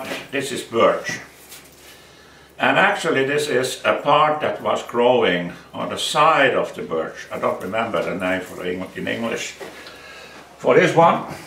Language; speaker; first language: English; non-native, fluent; Finnish